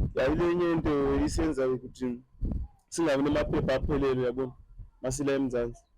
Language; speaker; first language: Zulu; non-native, fluent; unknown